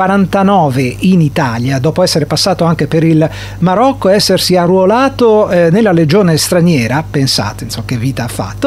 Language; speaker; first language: Italian; native; Italian